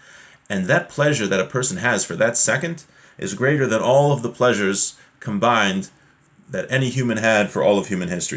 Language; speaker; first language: English; native; English